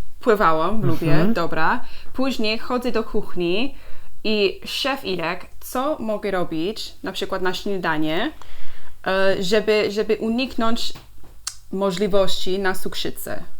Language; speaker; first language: Polish; non-native, learner; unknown